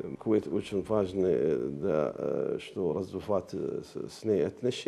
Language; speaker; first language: Russian; non-native, learner; Arabic